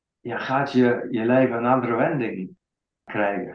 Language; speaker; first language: Dutch; non-native, fluent; English